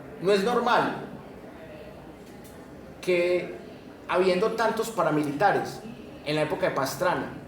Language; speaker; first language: Spanish; native; Spanish